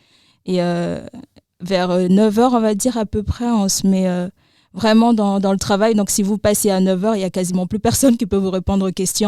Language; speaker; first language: French; native; French